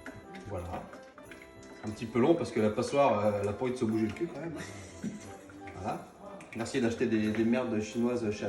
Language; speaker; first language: French; native; French